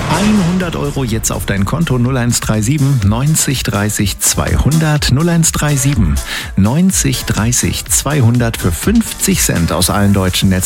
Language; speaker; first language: German; native; German